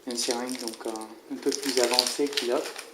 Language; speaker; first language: French; non-native, learner; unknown